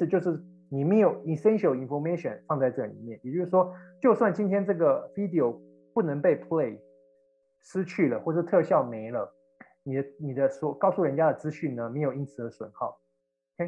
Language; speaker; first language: Chinese; native; Chinese